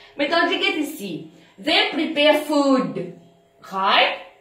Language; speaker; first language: English; non-native, local second language; Morisyen